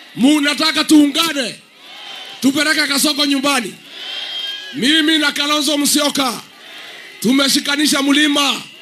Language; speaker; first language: Swahili; non-native, local second language; Kikuyu